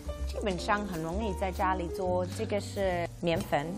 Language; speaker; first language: Chinese; non-native, fluent; English